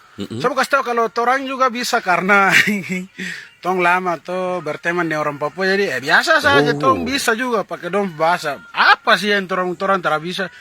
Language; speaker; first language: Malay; non-native, fluent; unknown